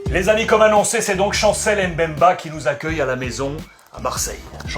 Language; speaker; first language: French; native; French